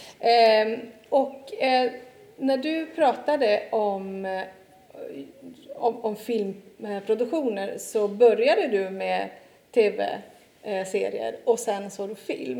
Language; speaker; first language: Swedish; non-native, fluent; Italian